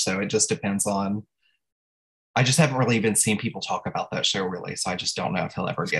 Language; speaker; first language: English; native; English